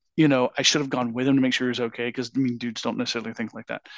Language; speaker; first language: English; native; English